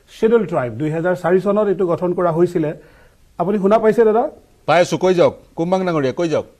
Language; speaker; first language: Assamese; non-native, local second language; Mising